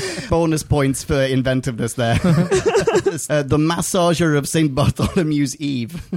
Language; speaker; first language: English; native; English